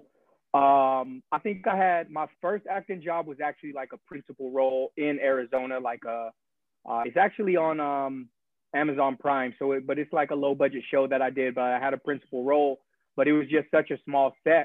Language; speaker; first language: English; native; English